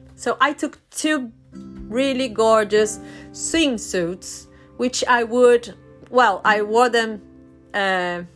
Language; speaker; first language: English; non-native, fluent; Portuguese